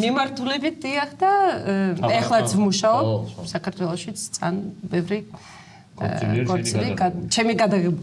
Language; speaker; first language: Georgian; non-native, fluent; Russian